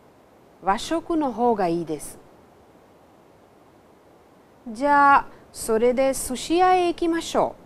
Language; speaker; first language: Japanese; non-native, fluent; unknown